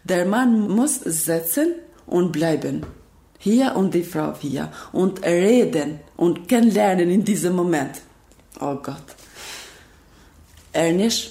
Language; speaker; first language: German; non-native, learner; Albanian